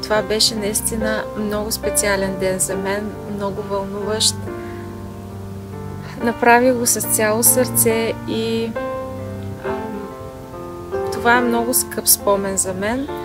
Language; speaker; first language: Bulgarian; native; Bulgarian